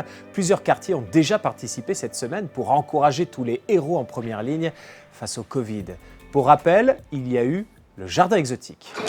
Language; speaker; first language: French; native; French